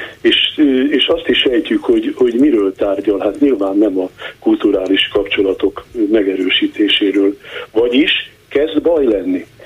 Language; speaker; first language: Hungarian; native; Hungarian